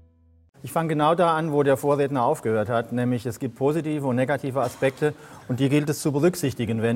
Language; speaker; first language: German; native; German